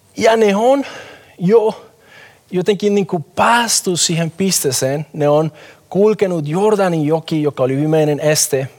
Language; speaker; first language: Finnish; non-native, fluent; Spanish